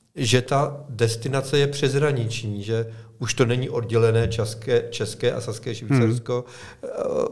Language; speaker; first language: Czech; non-native, fluent; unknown